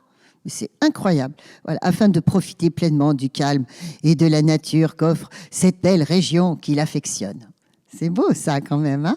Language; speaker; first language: French; native; French